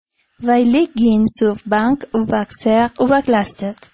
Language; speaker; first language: German; non-native, learner; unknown